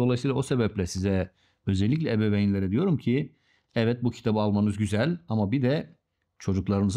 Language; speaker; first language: Turkish; native; Turkish